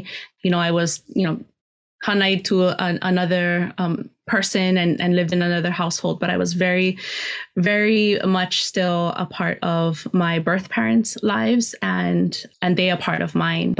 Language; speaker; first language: English; native; English